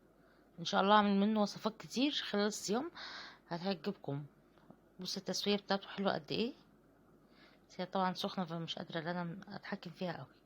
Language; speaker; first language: Arabic; native; Arabic